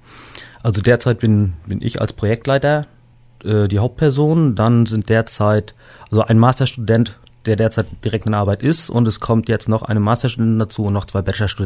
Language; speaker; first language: German; native; German